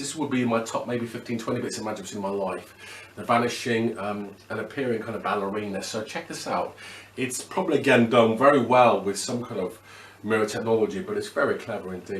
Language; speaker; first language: English; native; English